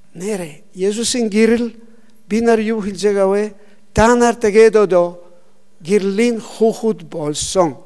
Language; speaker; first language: Mongolian; non-native, learner; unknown